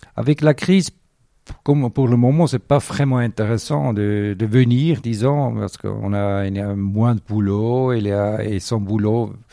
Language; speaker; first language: French; non-native, local second language; Swiss German